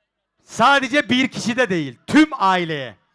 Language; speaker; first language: Turkish; native; Turkish